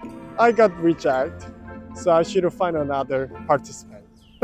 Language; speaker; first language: English; non-native, learner; Korean